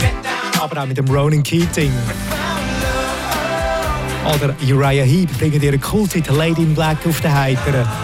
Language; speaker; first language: German; native; German